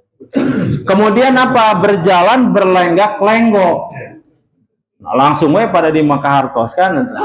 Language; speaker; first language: Indonesian; non-native, local second language; Sundanese